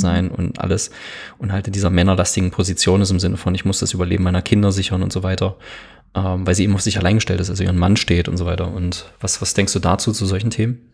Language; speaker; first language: German; native; German